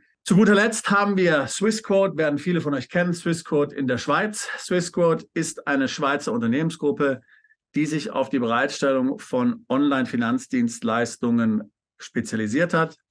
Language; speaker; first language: German; native; German